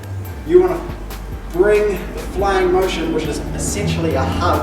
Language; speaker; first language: English; native; English